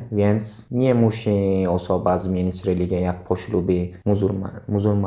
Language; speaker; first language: Polish; non-native, fluent; Turkish